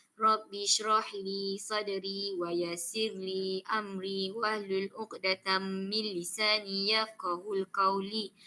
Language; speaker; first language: Arabic; non-native, learner; Malay